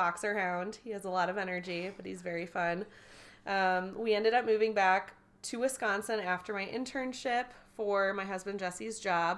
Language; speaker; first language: English; native; English